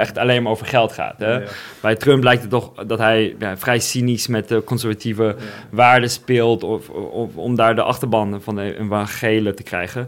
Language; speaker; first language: Dutch; non-native, fluent; Russian